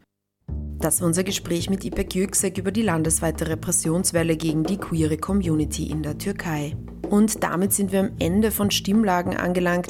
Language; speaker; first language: German; native; German